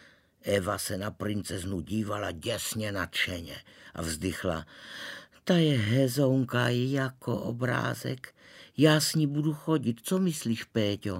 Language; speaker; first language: Czech; native; Czech